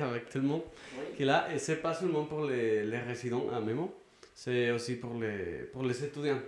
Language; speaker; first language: French; non-native, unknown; Spanish